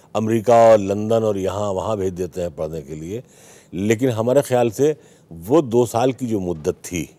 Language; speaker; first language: Hindi; native; Hindi